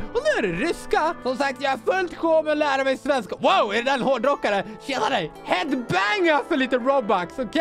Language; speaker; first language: Swedish; native; Swedish